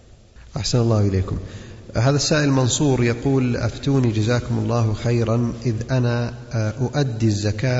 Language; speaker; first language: Arabic; native; Arabic